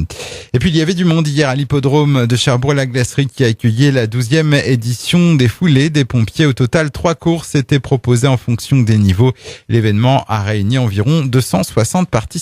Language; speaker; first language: French; native; French